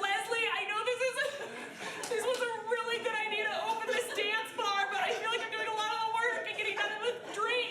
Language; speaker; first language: English; native; English